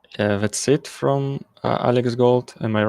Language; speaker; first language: English; non-native, learner; Russian